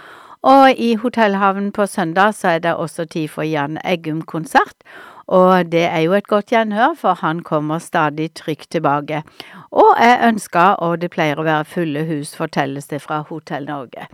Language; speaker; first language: Norwegian; native; Norwegian